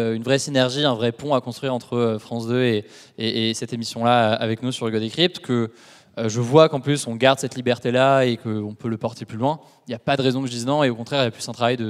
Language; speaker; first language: French; native; French